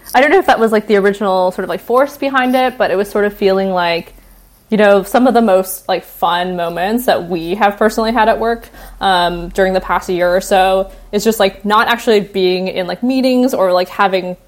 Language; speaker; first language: English; native; English